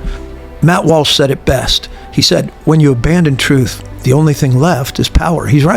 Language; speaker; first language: English; native; English